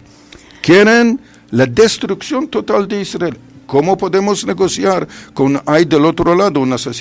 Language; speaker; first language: Spanish; non-native, fluent; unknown